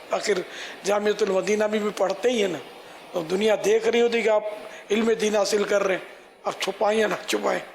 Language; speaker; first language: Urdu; non-native, local second language; Memoni